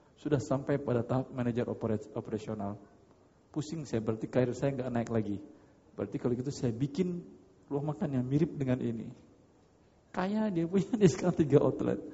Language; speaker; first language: Indonesian; non-native, local second language; Minangkabau